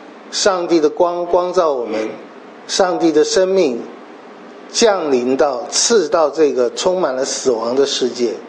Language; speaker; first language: Chinese; native; Chinese